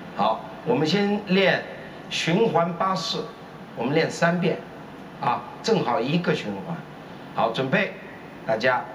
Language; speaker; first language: Chinese; native; Chinese